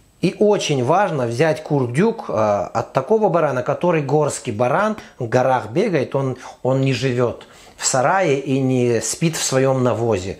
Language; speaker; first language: Russian; non-native, fluent; Azerbaijani